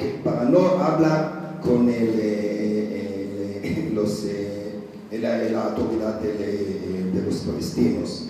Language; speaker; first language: Spanish; non-native, fluent; Hebrew